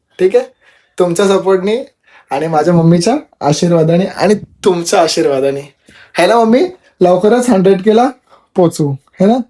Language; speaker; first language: Marathi; non-native, local second language; Telugu